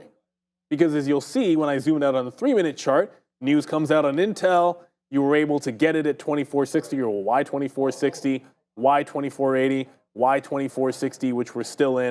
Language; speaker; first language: English; native; English